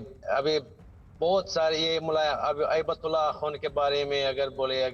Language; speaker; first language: Hindi; non-native, fluent; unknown